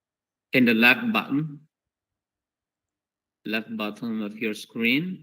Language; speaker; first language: English; non-native, fluent; Indonesian